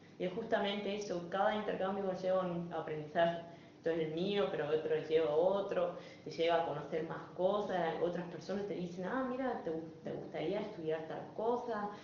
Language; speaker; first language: Spanish; non-native, fluent; German